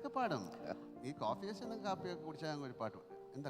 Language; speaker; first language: Malayalam; native; Malayalam